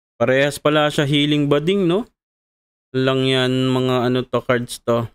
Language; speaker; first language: Filipino; native; Filipino